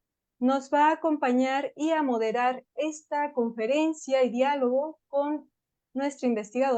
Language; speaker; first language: Spanish; native; Spanish